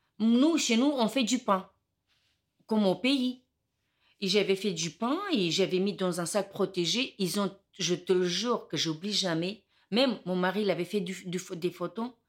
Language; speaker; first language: French; non-native, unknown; Romany